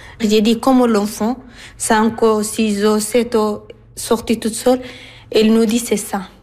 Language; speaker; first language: French; non-native, learner; Arabic